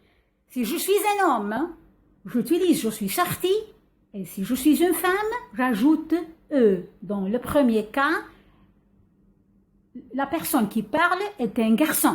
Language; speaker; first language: French; non-native, fluent; Arabic